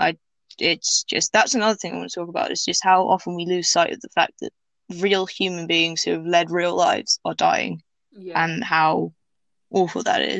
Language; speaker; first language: English; native; English